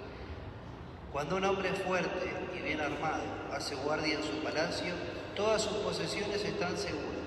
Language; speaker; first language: Spanish; native; Spanish